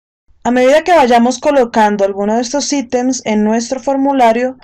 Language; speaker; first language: Spanish; native; Spanish